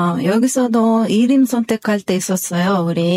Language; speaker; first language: Korean; non-native, fluent; Kyrgyz